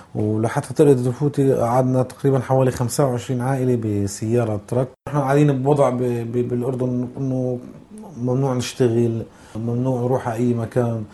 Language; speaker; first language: Arabic; native; Arabic